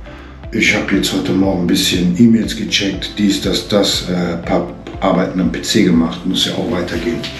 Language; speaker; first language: German; native; German